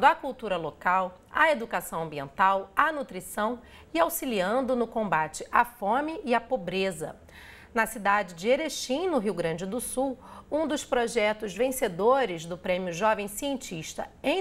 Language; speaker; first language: Portuguese; native; Portuguese